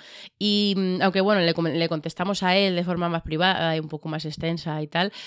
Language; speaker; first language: Spanish; native; Spanish